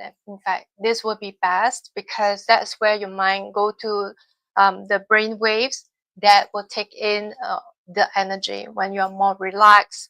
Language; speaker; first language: English; non-native, fluent; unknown